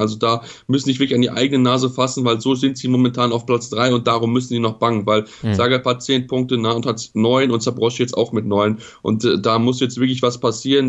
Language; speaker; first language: German; native; German